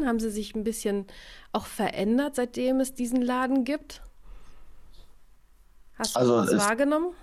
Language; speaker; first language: German; native; German